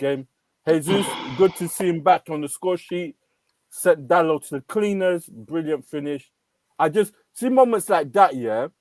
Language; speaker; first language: English; native; English